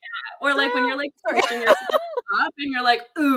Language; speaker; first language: English; native; English